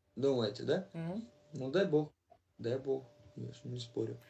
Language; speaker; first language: Russian; native; Russian